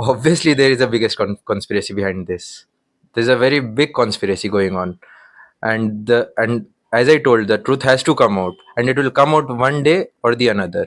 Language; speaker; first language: English; non-native, local second language; Hindi